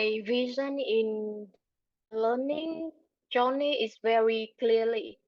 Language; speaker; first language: English; non-native, learner; Vietnamese